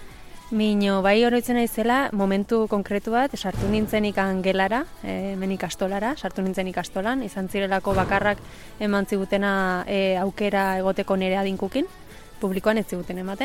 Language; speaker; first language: Basque; early bilingual, other home language; Spanish